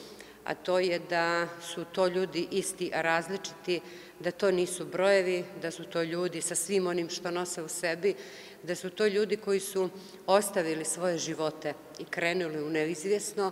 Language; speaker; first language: Serbian; native; Serbian